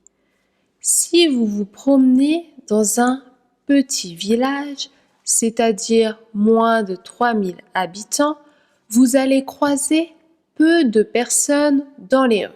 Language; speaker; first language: French; native; French